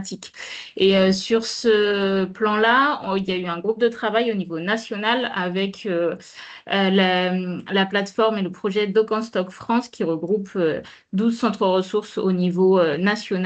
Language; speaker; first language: French; native; French